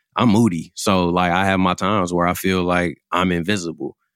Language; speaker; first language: English; native; English